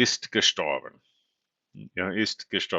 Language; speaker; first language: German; non-native, fluent; English